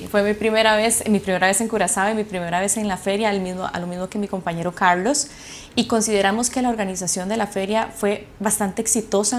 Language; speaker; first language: Spanish; native; Spanish